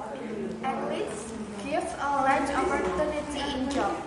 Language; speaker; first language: English; non-native, learner; Indonesian